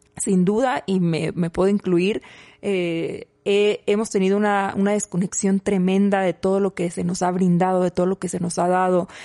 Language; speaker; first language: Spanish; native; Spanish